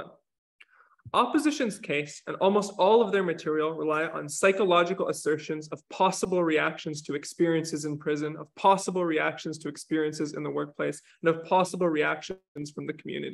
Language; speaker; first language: English; native; English